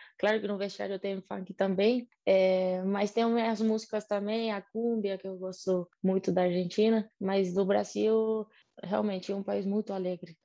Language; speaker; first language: Portuguese; non-native, fluent; Spanish